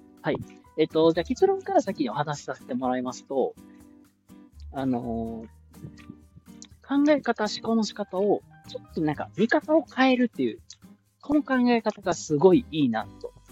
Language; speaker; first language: Japanese; native; Japanese